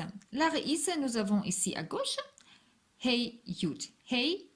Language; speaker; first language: French; non-native, fluent; Hebrew